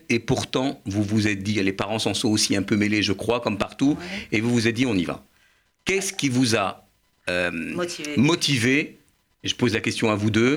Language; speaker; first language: French; native; French